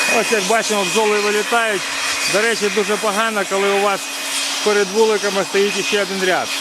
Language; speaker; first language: Ukrainian; non-native, local second language; Russian